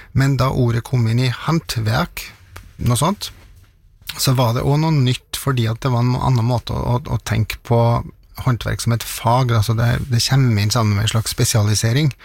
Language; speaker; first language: Norwegian; native; Norwegian